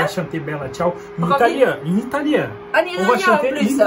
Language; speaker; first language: French; non-native, learner; Portuguese